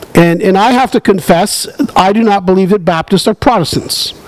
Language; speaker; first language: English; native; English